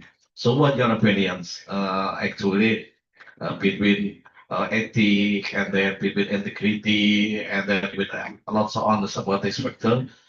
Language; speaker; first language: English; non-native, learner; Indonesian